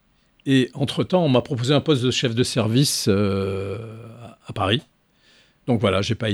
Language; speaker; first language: French; non-native, local second language; Arabic